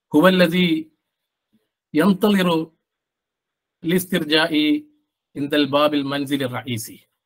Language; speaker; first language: Arabic; non-native, learner; Malayalam